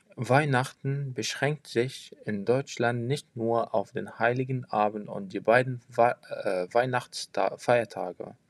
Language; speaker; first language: German; non-native, fluent; French